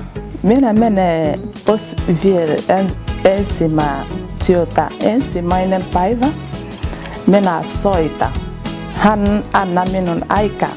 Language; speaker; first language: Finnish; non-native, learner; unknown